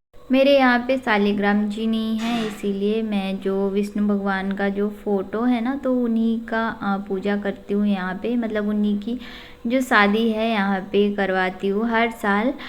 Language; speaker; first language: Hindi; non-native, local second language; Odia